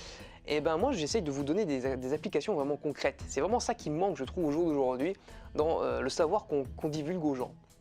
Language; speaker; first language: French; native; French